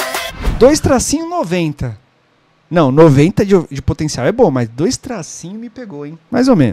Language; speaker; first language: Portuguese; native; Portuguese